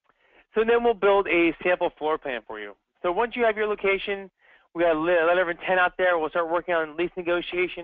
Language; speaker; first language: English; native; English